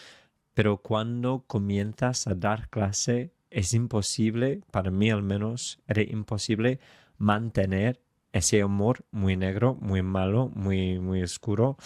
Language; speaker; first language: Spanish; non-native, fluent; English